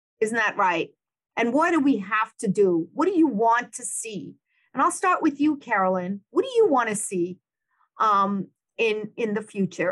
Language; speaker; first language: English; non-native, fluent; Persian